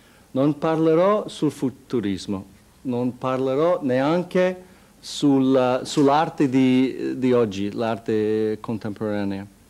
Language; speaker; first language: Italian; non-native, fluent; English